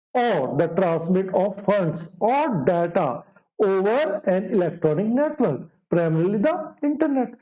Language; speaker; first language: English; non-native, local second language; Punjabi